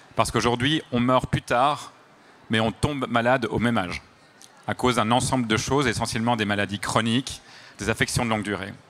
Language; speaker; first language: French; native; French